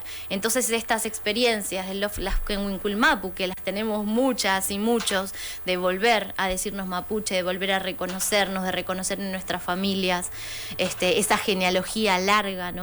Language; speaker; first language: Spanish; native; Spanish